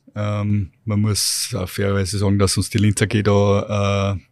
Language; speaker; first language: German; native; German